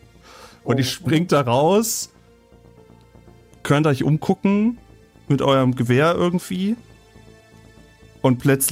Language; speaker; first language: German; native; German